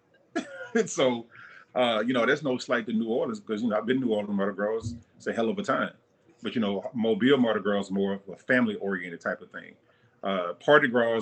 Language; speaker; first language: English; native; English